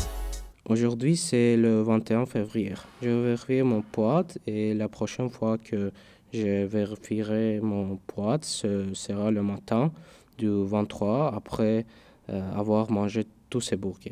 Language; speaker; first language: French; non-native, learner; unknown